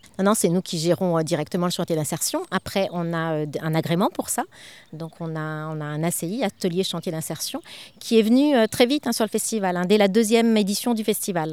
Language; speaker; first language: French; native; French